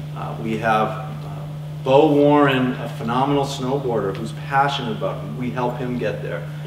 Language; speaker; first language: English; native; English